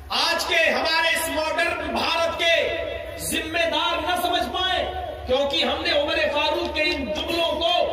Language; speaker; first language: Hindi; native; Hindi